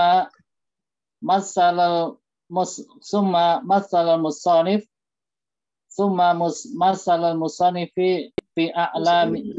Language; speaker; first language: Arabic; non-native, learner; Indonesian